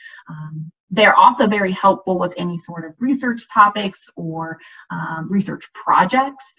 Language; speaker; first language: English; native; English